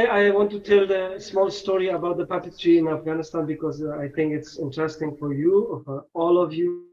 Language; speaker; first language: English; non-native, learner; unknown